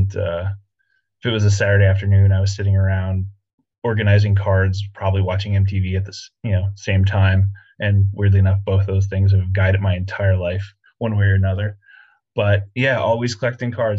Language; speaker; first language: English; native; English